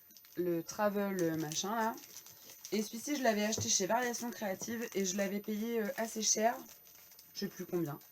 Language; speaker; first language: French; native; French